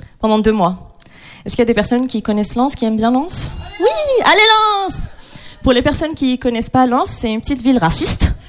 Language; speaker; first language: French; non-native, local second language; Arabic